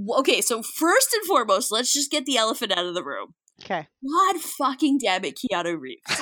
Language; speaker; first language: English; native; English